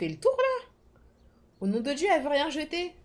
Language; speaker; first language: French; native; French